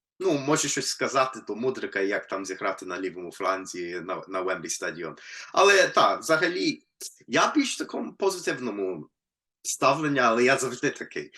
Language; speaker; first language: Ukrainian; non-native, fluent; English